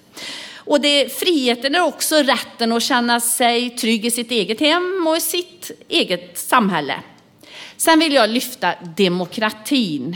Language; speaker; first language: Swedish; native; Swedish